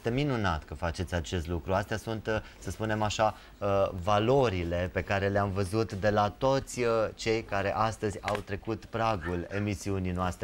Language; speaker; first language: Romanian; native; Romanian